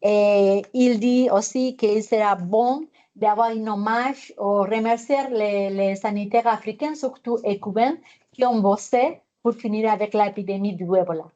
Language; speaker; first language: French; non-native, fluent; Spanish